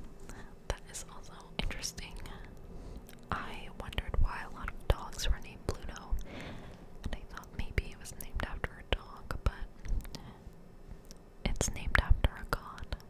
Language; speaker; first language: English; native; English